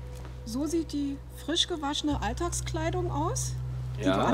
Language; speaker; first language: German; native; German